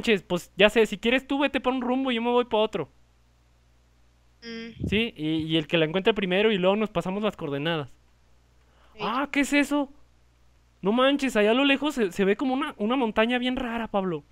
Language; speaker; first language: Spanish; native; Spanish